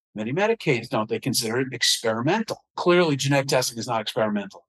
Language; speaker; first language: English; native; English